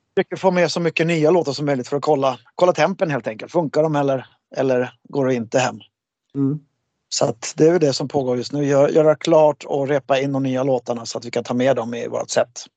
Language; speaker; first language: Swedish; native; Swedish